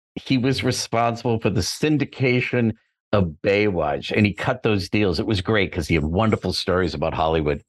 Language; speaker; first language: English; native; English